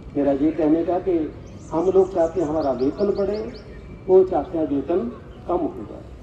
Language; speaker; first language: Hindi; non-native, local second language; Punjabi